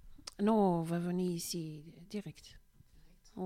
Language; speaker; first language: French; non-native, learner; Arabic